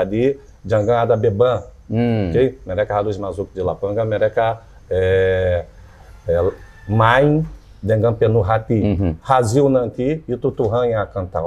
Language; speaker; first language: Indonesian; non-native, fluent; Portuguese